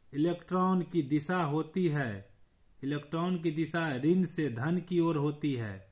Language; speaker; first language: Hindi; native; Hindi